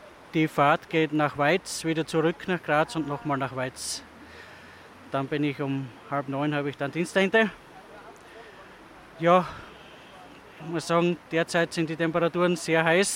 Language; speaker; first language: German; native; German